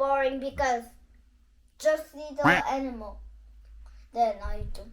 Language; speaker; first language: English; non-native, learner; Korean